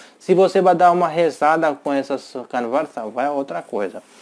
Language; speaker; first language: Portuguese; non-native, learner; Hindi